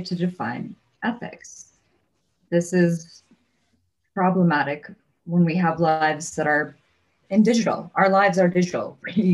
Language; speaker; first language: English; native; English